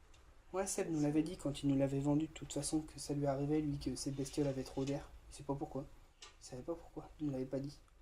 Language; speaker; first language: French; native; French